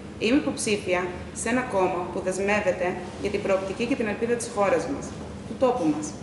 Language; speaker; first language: Greek; early bilingual, heritage; Greek